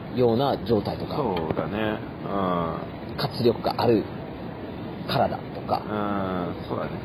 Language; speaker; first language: Japanese; non-native, fluent; German